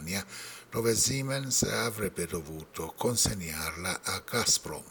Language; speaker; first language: Italian; non-native, fluent; Persian